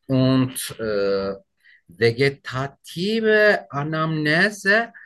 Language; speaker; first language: German; non-native, learner; Turkish